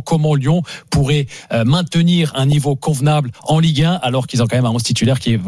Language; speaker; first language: French; native; French